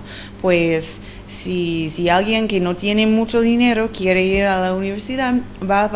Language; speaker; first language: Spanish; non-native, learner; English